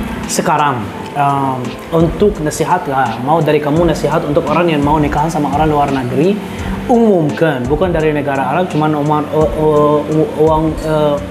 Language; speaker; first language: Indonesian; non-native, learner; Arabic